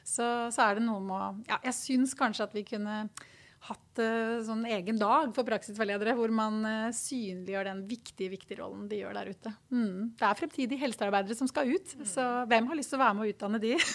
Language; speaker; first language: Norwegian; native; Norwegian